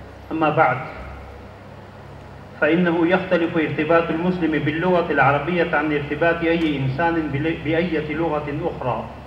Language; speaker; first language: Arabic; non-native, fluent; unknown